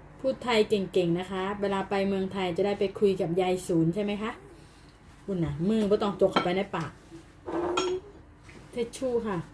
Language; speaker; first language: Thai; native; Thai